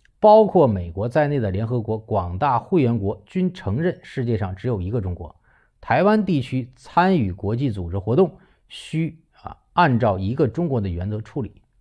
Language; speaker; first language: Chinese; native; Chinese